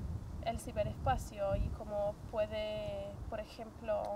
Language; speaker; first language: Spanish; non-native, fluent; English